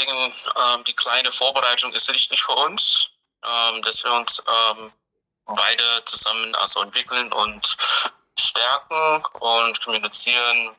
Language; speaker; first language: German; non-native, fluent; English